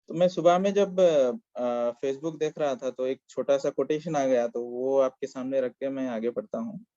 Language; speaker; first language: Hindi; non-native, local second language; Telugu